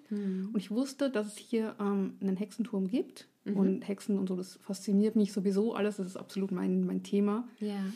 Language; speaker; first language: German; native; German